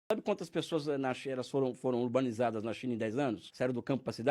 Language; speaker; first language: Portuguese; native; Portuguese